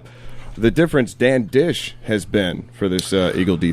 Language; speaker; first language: English; native; English